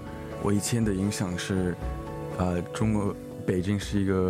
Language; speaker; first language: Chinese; early bilingual, heritage; English